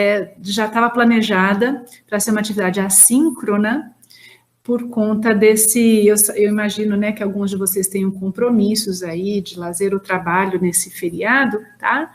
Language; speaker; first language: Portuguese; native; Portuguese